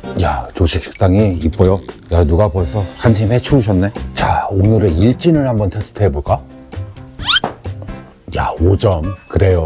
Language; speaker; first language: Korean; native; Korean